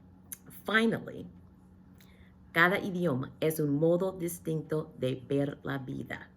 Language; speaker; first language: Spanish; non-native, fluent; English